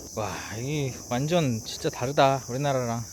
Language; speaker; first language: Korean; native; Korean